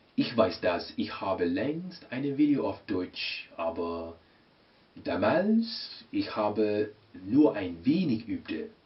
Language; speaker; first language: German; non-native, learner; English